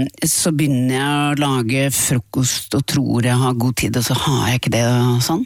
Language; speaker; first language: Norwegian; native; Norwegian